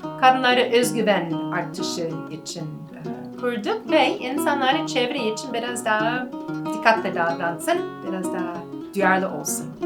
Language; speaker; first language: Turkish; non-native, learner; English